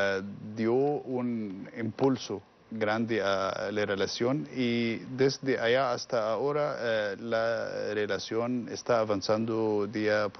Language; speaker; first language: Spanish; non-native, learner; Arabic